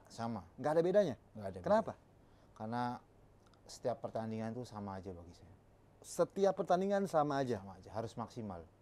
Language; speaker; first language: Indonesian; native; Indonesian